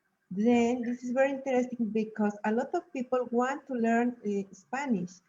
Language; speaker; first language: English; non-native, learner; Spanish